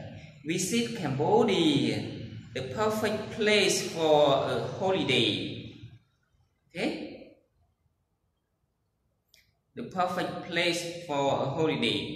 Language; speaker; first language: English; non-native, learner; Khmer